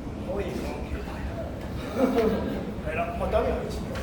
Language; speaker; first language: Cantonese; non-native, learner; Japanese